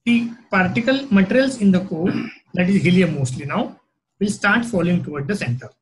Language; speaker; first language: English; non-native, local second language; Marathi